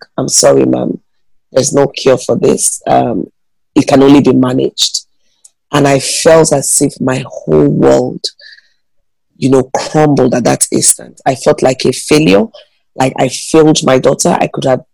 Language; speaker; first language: English; non-native, local second language; Igbo